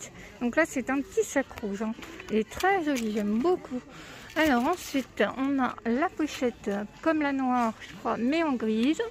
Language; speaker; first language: French; native; French